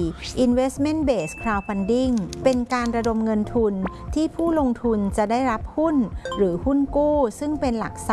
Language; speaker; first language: Thai; native; Thai